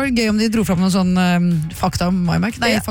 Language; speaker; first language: Norwegian; native; Norwegian